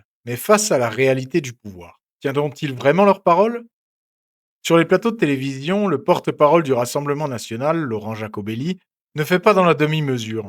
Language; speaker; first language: French; native; French